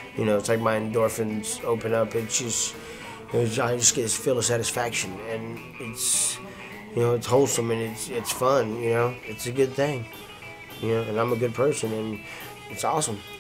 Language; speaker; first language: English; native; English